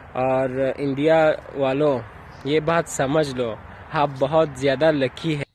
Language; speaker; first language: Hindi; non-native, learner; Persian